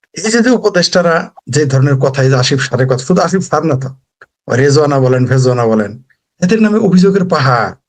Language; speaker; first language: Bangla; native; Bangla